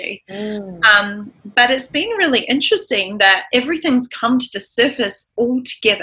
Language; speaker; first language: English; native; English